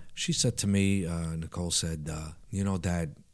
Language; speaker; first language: English; early bilingual, other home language; Italian